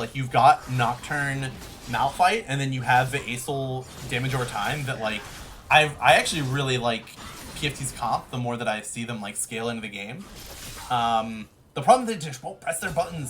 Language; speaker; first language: English; native; English